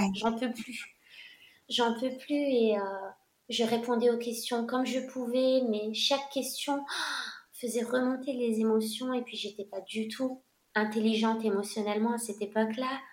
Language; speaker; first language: French; non-native, local second language; Arabic